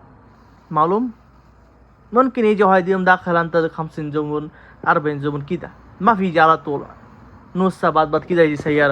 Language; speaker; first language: Arabic; non-native, learner; Bangla